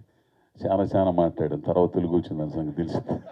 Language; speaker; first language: Telugu; native; Telugu